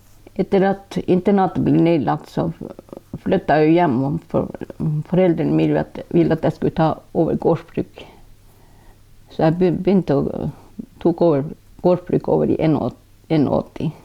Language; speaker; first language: Norwegian; non-native, local second language; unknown